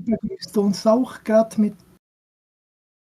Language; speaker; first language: German; non-native, fluent; French